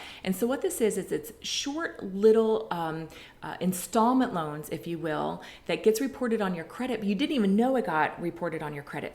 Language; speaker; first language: English; native; English